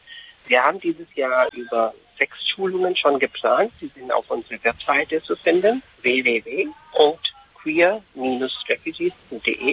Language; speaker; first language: German; non-native, fluent; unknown